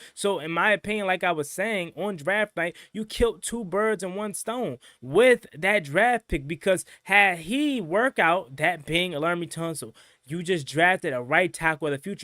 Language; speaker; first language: English; native; English